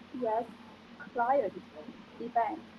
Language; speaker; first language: English; non-native, learner; Vietnamese